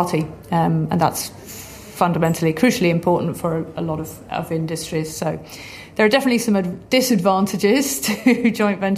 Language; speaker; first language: English; native; English